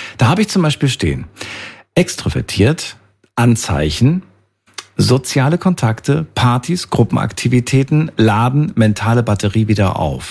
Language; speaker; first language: German; native; German